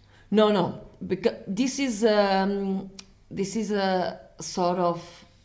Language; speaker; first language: English; non-native, fluent; Portuguese